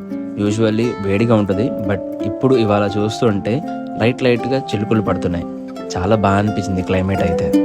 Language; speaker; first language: Telugu; native; Telugu